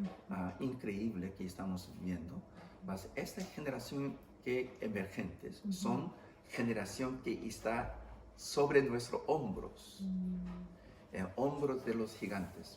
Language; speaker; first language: Spanish; non-native, fluent; English